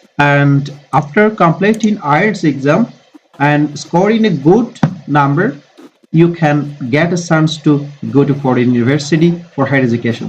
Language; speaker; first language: English; non-native, fluent; Bangla